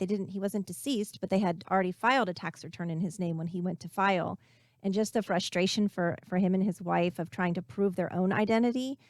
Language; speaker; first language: English; native; English